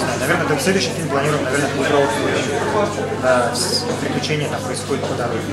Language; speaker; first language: Russian; non-native, local second language; Bashkir